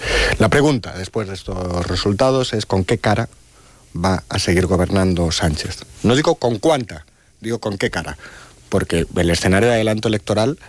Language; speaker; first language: Spanish; native; Spanish